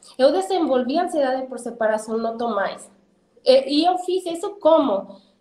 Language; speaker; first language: Portuguese; non-native, fluent; Spanish